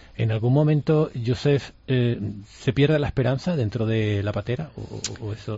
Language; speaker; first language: Spanish; native; Spanish